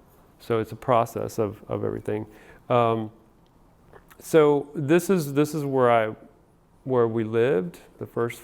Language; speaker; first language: English; early bilingual, other home language; Spanish